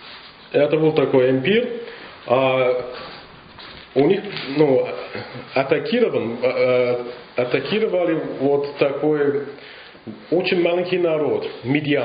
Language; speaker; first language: Russian; non-native, fluent; English